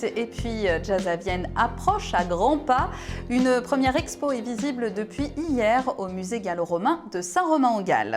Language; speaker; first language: French; native; French